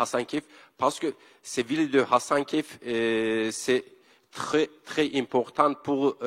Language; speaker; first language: French; non-native, learner; Kurdish